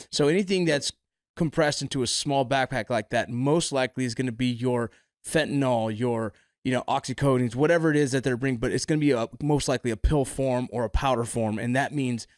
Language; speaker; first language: English; native; English